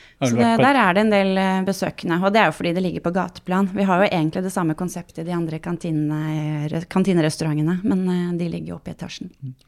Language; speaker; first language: Norwegian; native; Norwegian